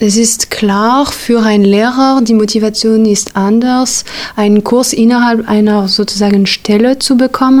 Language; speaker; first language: German; non-native, fluent; French